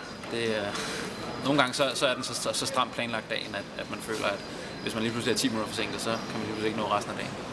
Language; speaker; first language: Danish; native; Danish